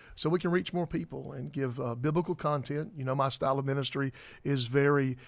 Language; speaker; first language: English; native; English